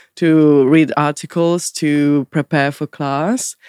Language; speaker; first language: English; non-native, fluent; Italian